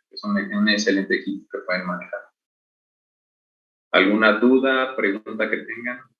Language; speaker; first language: Spanish; native; Spanish